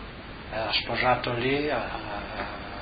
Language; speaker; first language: Italian; non-native, local second language; Slovenian